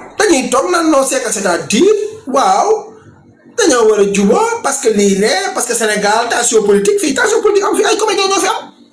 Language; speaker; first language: Wolof; non-native, local second language; Fula